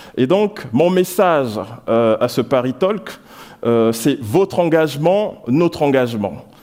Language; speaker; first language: French; non-native, local second language; Lingala